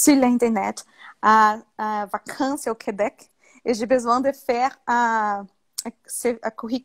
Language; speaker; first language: French; non-native, learner; Portuguese